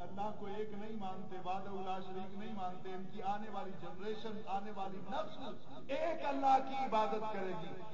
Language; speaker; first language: Urdu; native; Urdu